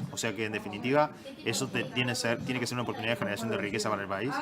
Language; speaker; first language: Spanish; native; Spanish